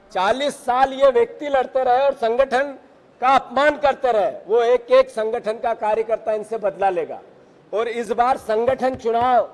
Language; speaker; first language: Hindi; native; Hindi